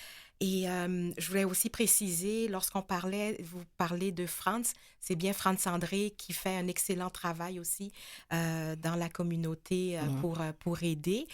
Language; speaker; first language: French; native; French